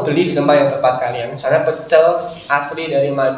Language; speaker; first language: Indonesian; native; Indonesian